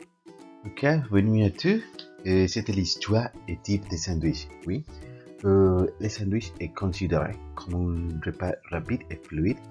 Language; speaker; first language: French; non-native, learner; Spanish